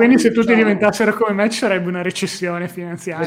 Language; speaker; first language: Italian; native; Italian